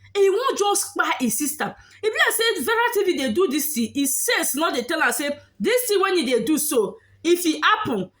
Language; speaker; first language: Nigerian Pidgin; native; Nigerian Pidgin